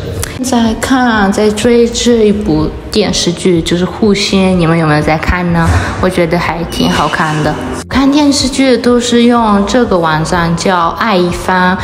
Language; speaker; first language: Chinese; early bilingual, heritage; Chinese